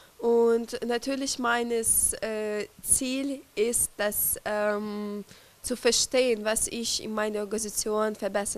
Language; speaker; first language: German; non-native, local second language; Ukrainian